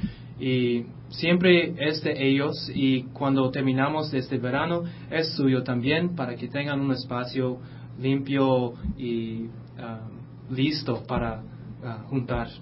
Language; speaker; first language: Spanish; non-native, fluent; English